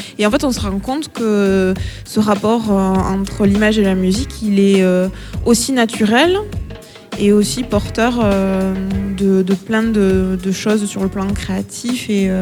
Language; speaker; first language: French; native; French